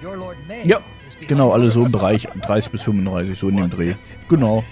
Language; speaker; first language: German; native; German